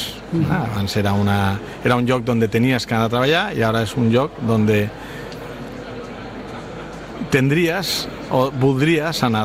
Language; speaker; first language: Catalan; non-native, local second language; Spanish